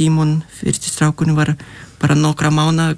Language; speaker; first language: Icelandic; non-native, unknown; Lithuanian